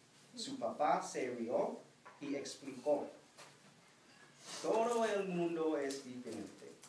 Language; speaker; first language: Spanish; non-native, fluent; English